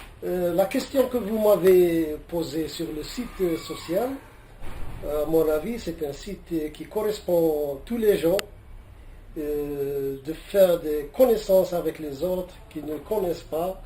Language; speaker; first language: French; non-native, local second language; Arabic